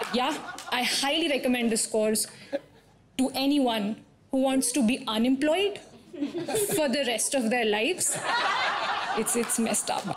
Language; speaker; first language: English; non-native, local second language; Hindi